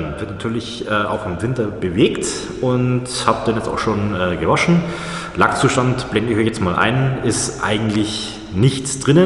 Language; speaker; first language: German; native; German